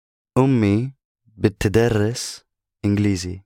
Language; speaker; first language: Arabic; non-native, learner; English